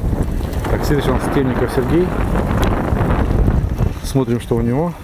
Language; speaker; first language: Russian; native; Russian